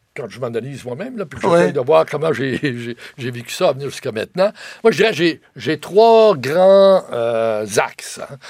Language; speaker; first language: French; native; French